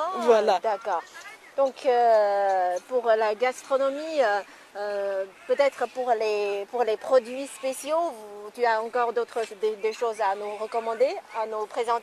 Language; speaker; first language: French; non-native, fluent; Chinese